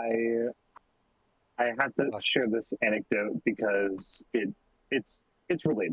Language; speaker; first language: English; native; English